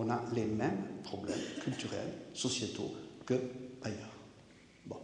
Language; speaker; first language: French; native; French